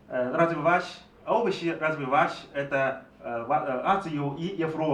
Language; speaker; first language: Russian; non-native, learner; Chinese